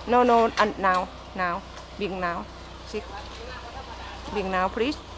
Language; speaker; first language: English; non-native, learner; Thai